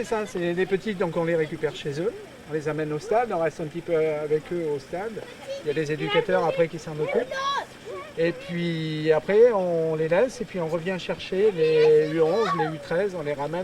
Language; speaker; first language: French; native; French